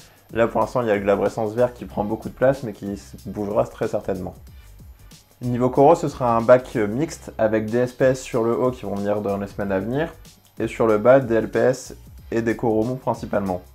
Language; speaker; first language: French; native; French